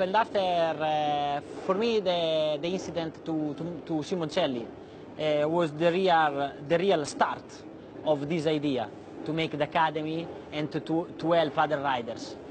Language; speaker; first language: English; non-native, learner; Italian